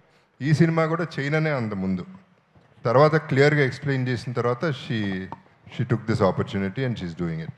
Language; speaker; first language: Telugu; native; Telugu